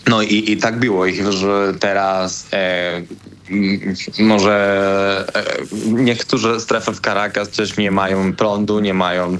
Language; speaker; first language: Polish; non-native, learner; Spanish